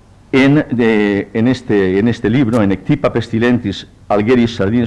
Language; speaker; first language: Spanish; native; Spanish